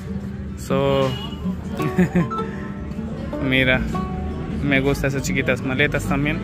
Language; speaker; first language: Spanish; non-native, learner; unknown